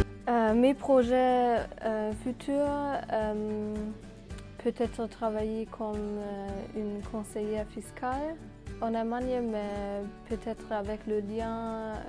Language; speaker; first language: French; non-native, fluent; German